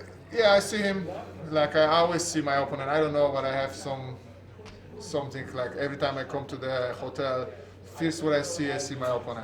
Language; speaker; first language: English; non-native, fluent; Polish